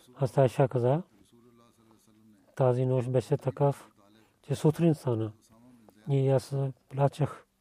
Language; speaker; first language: Bulgarian; non-native, learner; Urdu